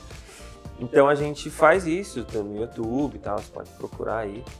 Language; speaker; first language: Portuguese; native; Portuguese